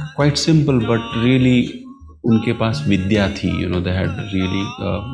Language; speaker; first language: English; non-native, local second language; Marathi